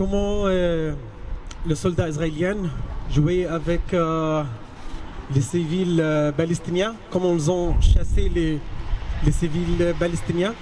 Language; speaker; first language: French; non-native, learner; Arabic